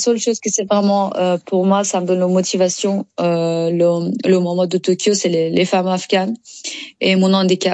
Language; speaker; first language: French; non-native, learner; Persian